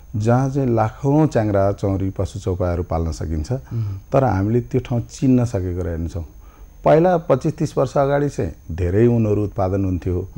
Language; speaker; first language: Nepali; native; Nepali